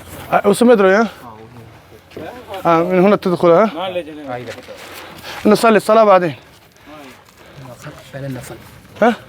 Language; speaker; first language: Arabic; non-native, learner; Tajik